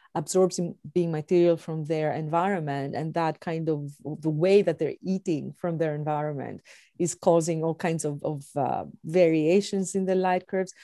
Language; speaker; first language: English; non-native, fluent; Greek